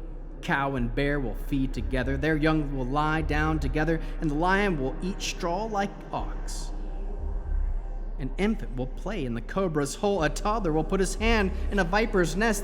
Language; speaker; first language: English; native; English